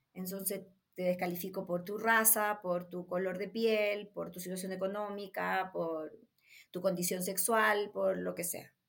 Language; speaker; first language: Spanish; native; Spanish